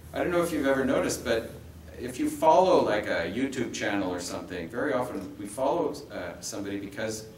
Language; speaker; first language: English; native; English